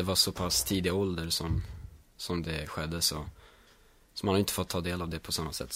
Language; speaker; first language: Swedish; native; Swedish